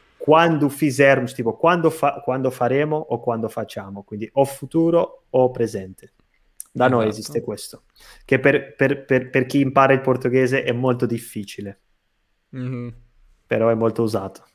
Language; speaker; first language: Italian; non-native, fluent; Portuguese